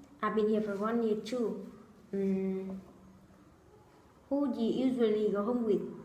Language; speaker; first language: English; non-native, learner; Vietnamese